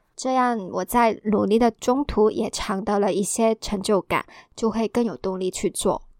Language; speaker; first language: Chinese; non-native, local second language; Cantonese